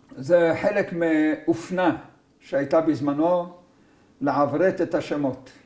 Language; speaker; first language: Hebrew; early bilingual, other home language; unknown